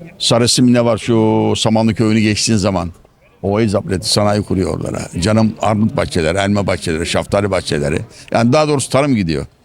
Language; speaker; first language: Turkish; native; Turkish